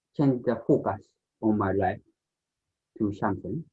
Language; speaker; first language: English; non-native, learner; Japanese